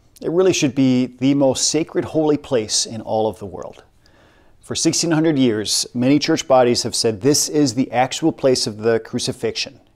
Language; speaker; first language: English; native; English